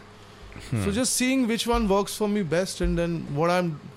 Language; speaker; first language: English; non-native, local second language; Bangla